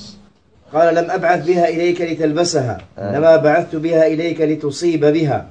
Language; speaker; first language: Arabic; native; Arabic